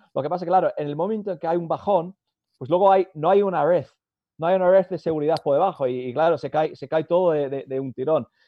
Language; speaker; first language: Spanish; non-native, fluent; English